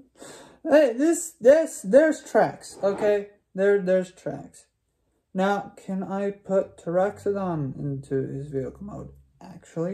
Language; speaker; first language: English; native; English